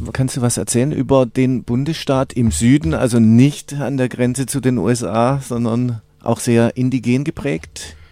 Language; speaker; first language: German; native; German